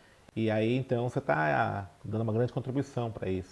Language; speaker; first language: Portuguese; native; Portuguese